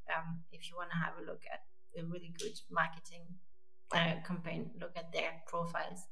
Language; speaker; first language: English; non-native, fluent; French